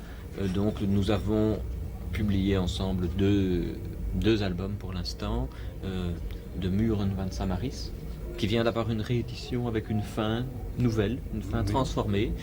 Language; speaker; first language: French; native; French